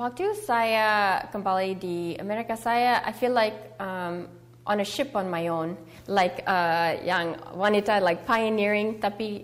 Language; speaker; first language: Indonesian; early bilingual, heritage; Indonesian